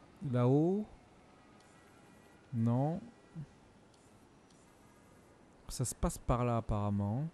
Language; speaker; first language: French; native; French